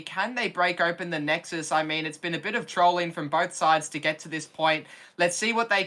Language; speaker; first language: English; native; English